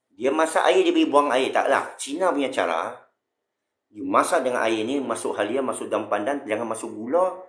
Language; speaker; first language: Malay; non-native, local second language; Chinese